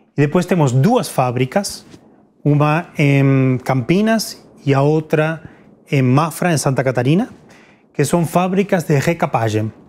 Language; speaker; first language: Portuguese; non-native, fluent; Spanish